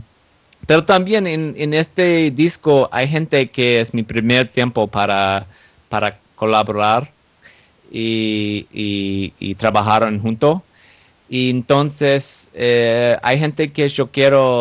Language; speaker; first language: Spanish; non-native, learner; English